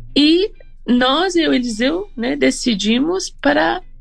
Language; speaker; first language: Portuguese; non-native, fluent; Persian